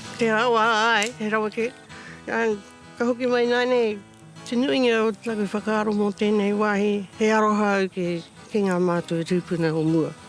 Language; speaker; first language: Māori; native; Māori